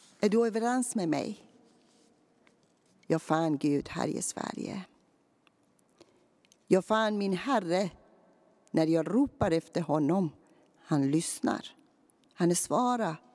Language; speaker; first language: Swedish; non-native, fluent; Persian